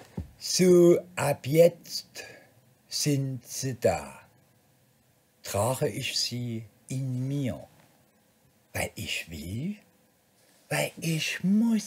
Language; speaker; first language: German; native; German